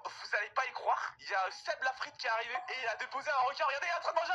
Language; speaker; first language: French; native; French